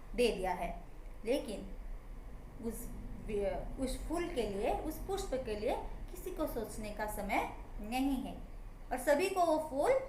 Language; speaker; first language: Hindi; non-native, local second language; Assamese